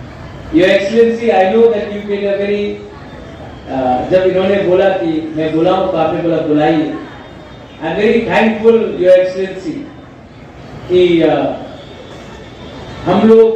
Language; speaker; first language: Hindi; non-native, local second language; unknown